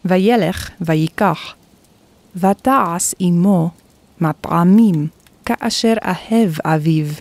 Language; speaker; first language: Hebrew; non-native, fluent; Korean